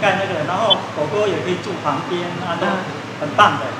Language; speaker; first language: Chinese; native; Chinese